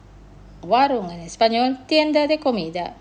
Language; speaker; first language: Spanish; non-native, fluent; Indonesian